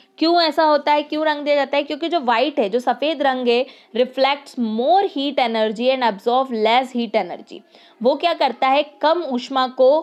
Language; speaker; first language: Hindi; native; Hindi